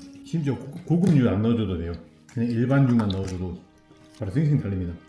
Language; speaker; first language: Korean; native; Korean